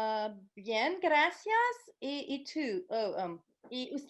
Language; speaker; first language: Spanish; non-native, learner; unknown